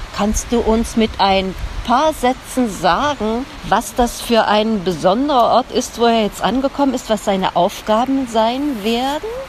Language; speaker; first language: German; native; German